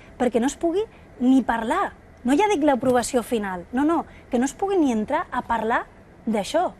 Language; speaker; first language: Catalan; non-native, local second language; Spanish